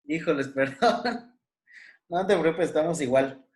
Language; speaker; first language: Spanish; native; Spanish